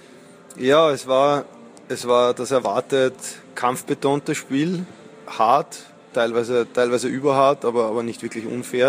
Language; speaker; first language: German; native; German